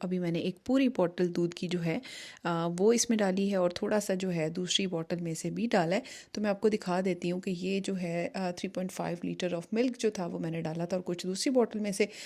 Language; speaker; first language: Urdu; native; Urdu